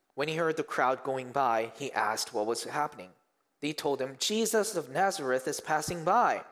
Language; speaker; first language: English; early bilingual, other home language; Korean